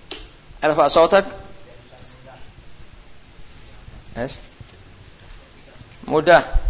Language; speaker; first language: Arabic; non-native, fluent; Indonesian